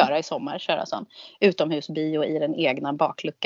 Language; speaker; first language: Swedish; native; Swedish